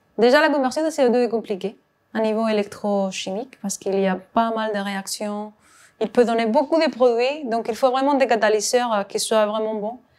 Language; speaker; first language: French; non-native, fluent; Spanish